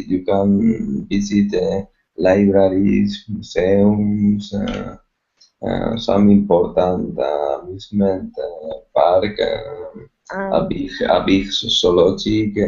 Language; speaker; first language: English; non-native, learner; Spanish